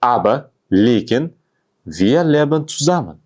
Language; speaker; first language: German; non-native, fluent; Uzbek